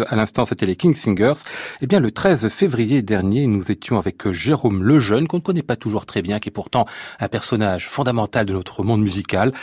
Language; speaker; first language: French; native; French